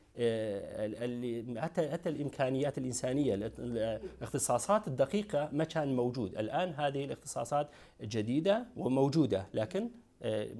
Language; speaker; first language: Arabic; non-native, local second language; Kurdish